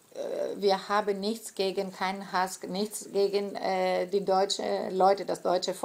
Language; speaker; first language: German; non-native, fluent; Greek